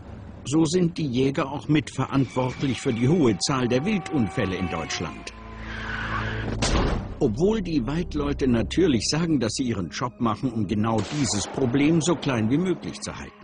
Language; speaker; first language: German; native; German